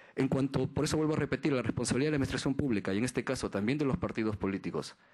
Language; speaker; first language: Spanish; native; Spanish